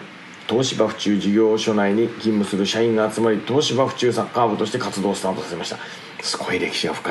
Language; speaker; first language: Japanese; native; Japanese